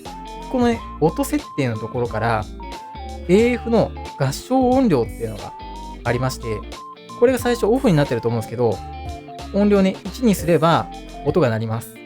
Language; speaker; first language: Japanese; native; Japanese